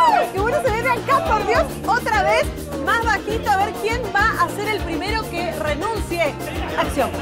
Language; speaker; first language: Spanish; native; Spanish